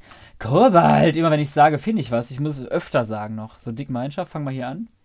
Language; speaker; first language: German; native; German